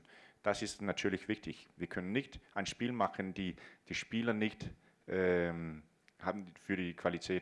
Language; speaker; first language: German; non-native, fluent; Danish